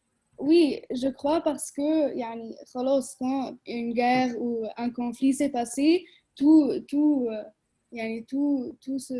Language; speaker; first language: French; non-native, learner; Arabic